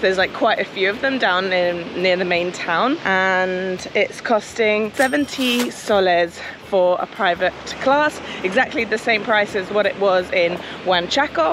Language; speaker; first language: English; native; English